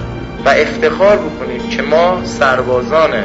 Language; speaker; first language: Persian; native; Persian